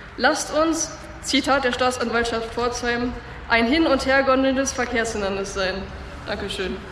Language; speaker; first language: German; native; German